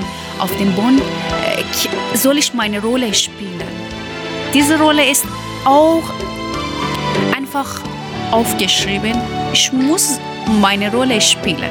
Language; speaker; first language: German; non-native, learner; Persian